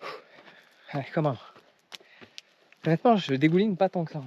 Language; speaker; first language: French; native; French